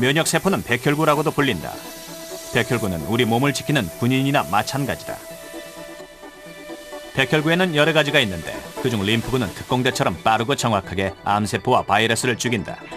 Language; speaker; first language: Korean; native; Korean